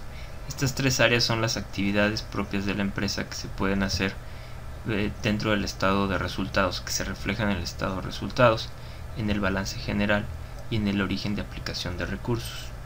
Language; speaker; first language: Spanish; native; Spanish